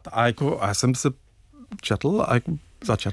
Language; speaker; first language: Czech; non-native, fluent; English